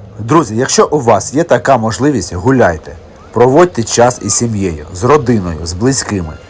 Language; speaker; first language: Ukrainian; native; Ukrainian